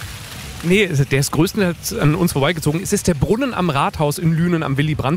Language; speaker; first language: German; native; German